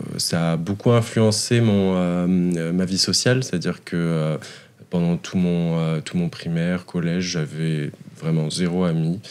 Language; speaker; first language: French; non-native, local second language; Arabic